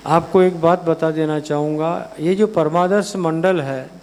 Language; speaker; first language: Hindi; non-native, local second language; Gujarati